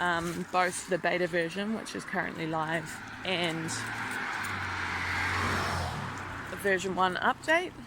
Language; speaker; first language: English; native; English